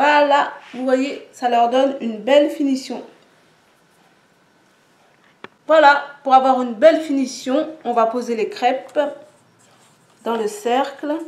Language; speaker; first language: French; native; French